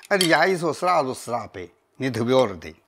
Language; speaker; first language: Russian; non-native, learner; Chinese